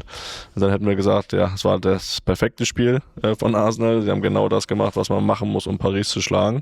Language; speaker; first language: German; native; German